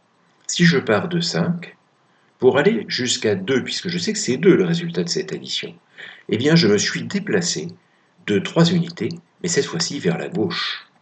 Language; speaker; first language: French; native; French